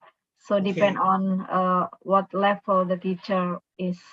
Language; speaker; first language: English; non-native, local second language; Indonesian